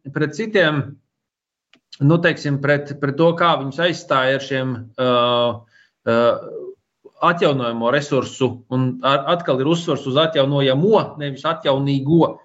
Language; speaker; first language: Latvian; native; Latvian